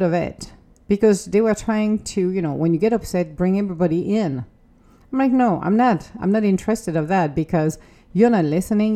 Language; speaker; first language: English; non-native, fluent; French